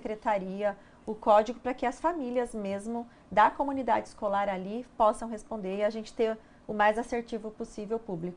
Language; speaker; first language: Portuguese; native; Portuguese